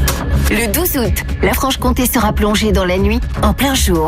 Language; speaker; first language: French; native; French